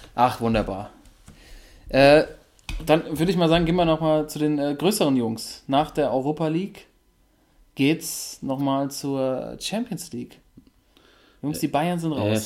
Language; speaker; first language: German; native; German